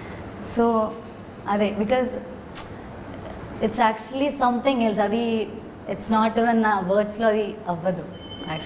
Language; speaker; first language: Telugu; non-native, learner; Malayalam